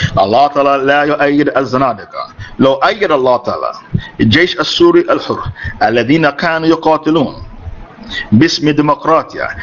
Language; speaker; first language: Arabic; non-native, fluent; English